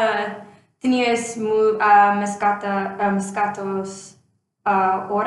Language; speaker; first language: Spanish; non-native, learner; English